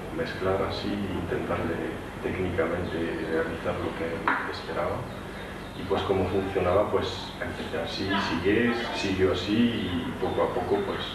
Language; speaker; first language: Spanish; non-native, fluent; French